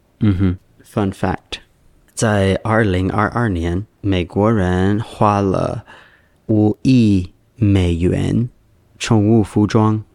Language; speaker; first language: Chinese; non-native, learner; English